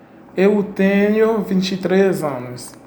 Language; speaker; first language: Portuguese; non-native, fluent; Haitian Creole